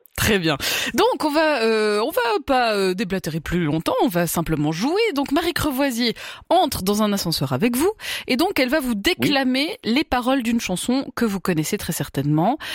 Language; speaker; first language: French; native; French